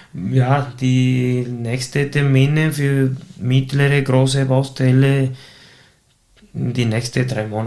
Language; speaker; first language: German; non-native, fluent; Spanish